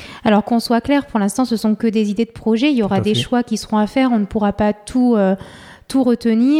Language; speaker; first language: French; native; French